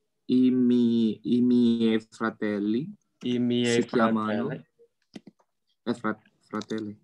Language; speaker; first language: Italian; non-native, learner; Indonesian